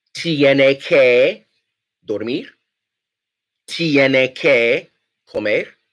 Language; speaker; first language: Spanish; non-native, fluent; English